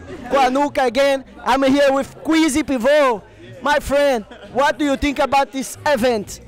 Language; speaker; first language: English; non-native, fluent; Portuguese